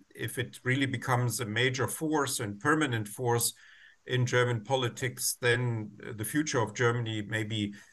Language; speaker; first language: English; non-native, fluent; German